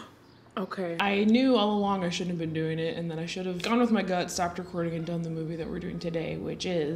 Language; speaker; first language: English; native; English